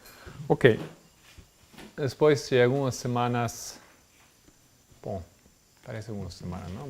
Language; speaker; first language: Portuguese; non-native, fluent; German